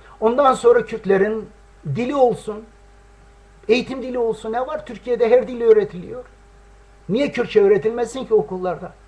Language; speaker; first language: Turkish; non-native, local second language; Kurdish